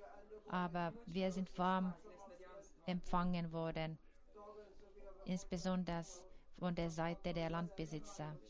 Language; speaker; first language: German; non-native, fluent; Finnish